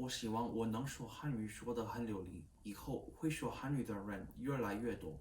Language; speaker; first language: Chinese; non-native, learner; Korean